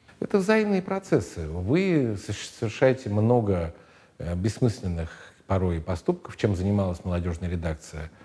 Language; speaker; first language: Russian; native; Russian